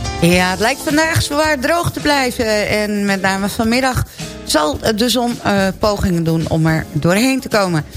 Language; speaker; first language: Dutch; native; Dutch